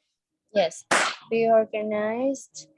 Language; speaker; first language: English; non-native, learner; Spanish